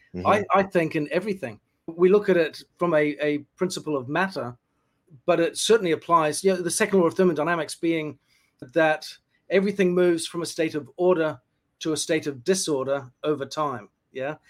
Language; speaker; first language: English; native; English